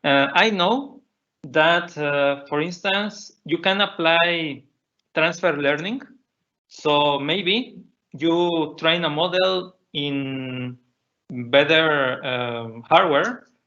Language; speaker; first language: English; non-native, fluent; Spanish